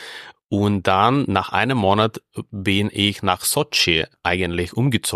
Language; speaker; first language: German; non-native, fluent; Russian